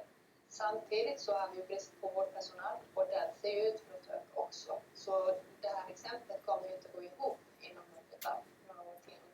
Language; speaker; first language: Swedish; native; Swedish